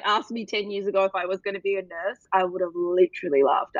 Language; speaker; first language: English; native; English